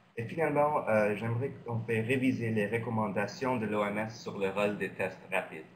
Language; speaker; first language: French; non-native, local second language; English